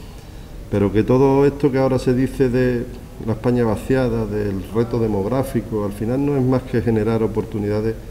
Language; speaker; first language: Spanish; native; Spanish